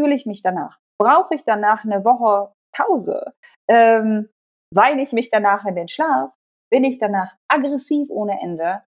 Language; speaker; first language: German; non-native, local second language; Polish